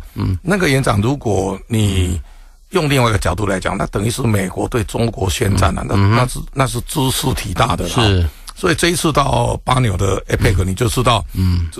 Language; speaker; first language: Chinese; native; Chinese